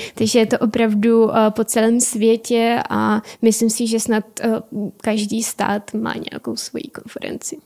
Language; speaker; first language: Czech; non-native, fluent; Ukrainian